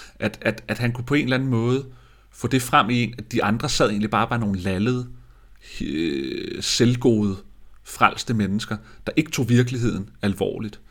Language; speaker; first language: Danish; native; Danish